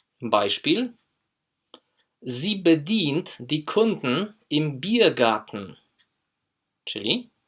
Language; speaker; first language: German; non-native, fluent; Polish